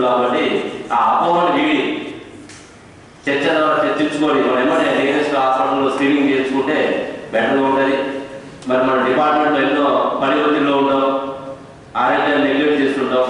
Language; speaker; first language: Telugu; native; Telugu